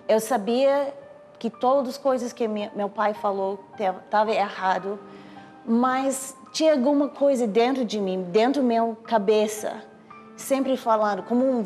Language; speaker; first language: Portuguese; non-native, learner; English